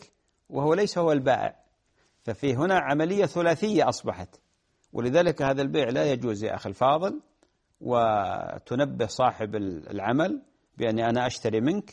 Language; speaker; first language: Arabic; native; Arabic